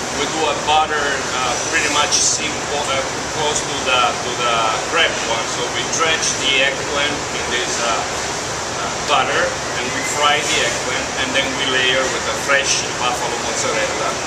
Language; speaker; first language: English; non-native, fluent; Italian